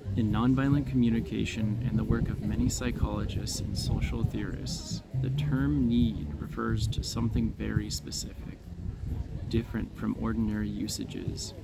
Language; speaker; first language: English; native; English